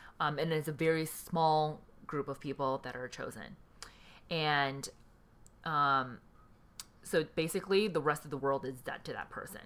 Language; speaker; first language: English; early bilingual, other home language; Korean